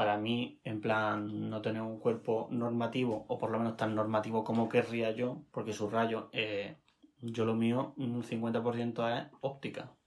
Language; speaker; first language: Spanish; native; Spanish